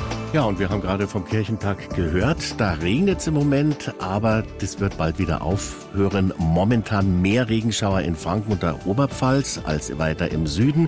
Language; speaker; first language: German; native; German